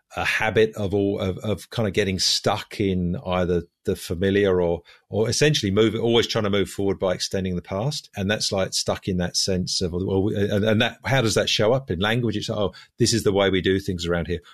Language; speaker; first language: English; native; English